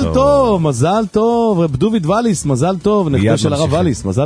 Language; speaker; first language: Hebrew; native; Hebrew